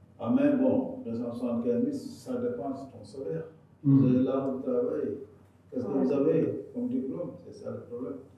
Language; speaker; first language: French; non-native, local second language; Wolof